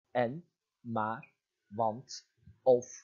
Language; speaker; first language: Dutch; non-native, fluent; Turkish